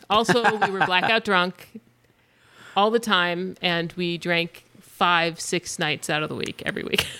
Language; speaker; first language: English; native; English